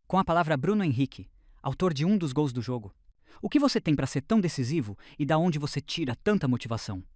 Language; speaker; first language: Portuguese; native; Portuguese